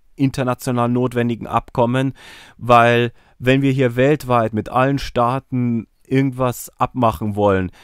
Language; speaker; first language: German; native; German